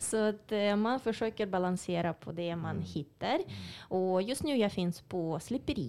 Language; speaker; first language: Swedish; non-native, fluent; Russian